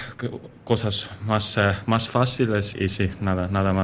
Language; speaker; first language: Spanish; non-native, learner; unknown